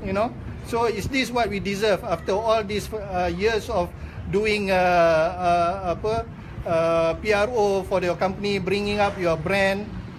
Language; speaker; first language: English; non-native, local second language; Malay